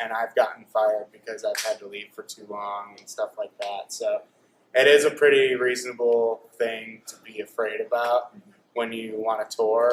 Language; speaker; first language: English; native; English